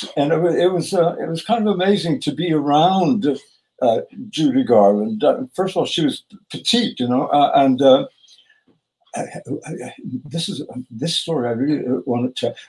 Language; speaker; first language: English; native; English